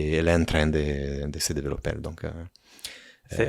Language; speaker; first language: French; non-native, fluent; Italian